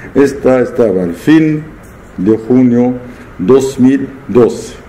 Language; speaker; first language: Spanish; non-native, fluent; Arabic